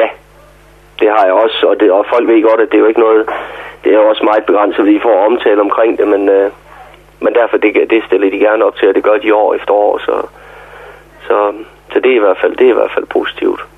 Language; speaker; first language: Danish; native; Danish